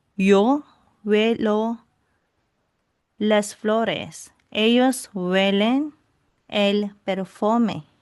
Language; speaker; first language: Spanish; non-native, learner; Filipino